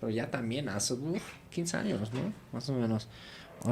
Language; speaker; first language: Spanish; non-native, fluent; German